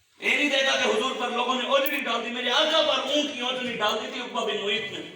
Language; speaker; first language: Urdu; non-native, local second language; Punjabi